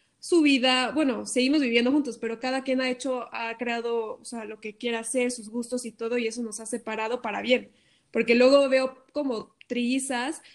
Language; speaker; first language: Spanish; non-native, fluent; Norwegian